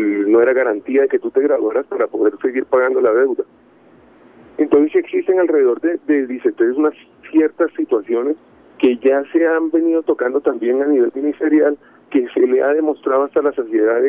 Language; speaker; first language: Spanish; native; Spanish